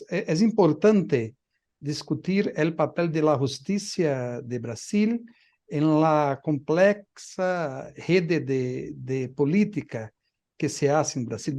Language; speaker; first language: Spanish; non-native, fluent; Portuguese